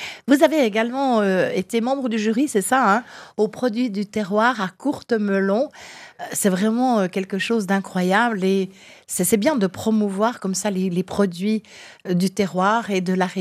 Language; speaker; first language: French; native; French